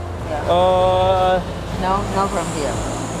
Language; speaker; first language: English; non-native, learner; Thai